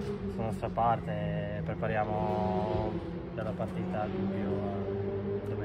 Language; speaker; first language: Italian; non-native, learner; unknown